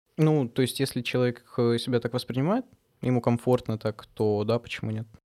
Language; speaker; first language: Russian; native; Russian